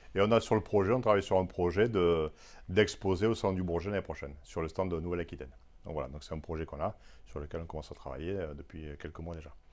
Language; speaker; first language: French; native; French